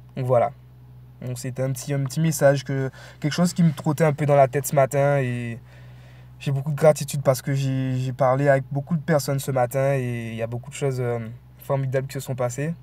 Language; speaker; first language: French; native; French